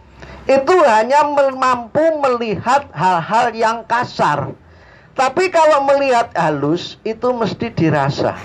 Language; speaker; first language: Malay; non-native, local second language; Javanese